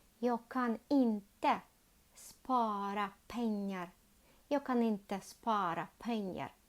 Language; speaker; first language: Swedish; non-native, learner; Ukrainian